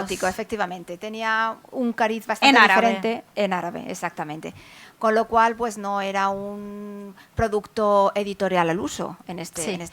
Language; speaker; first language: Spanish; native; Spanish